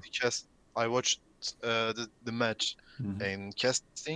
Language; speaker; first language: English; non-native, learner; Turkish